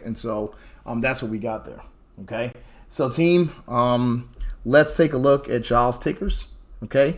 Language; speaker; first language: English; native; English